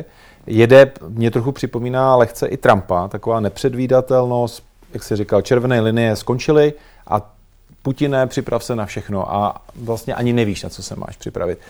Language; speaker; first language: Czech; native; Czech